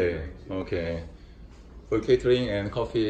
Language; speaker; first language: English; non-native, learner; Korean